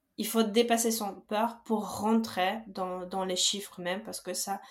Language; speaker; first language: French; non-native, fluent; Russian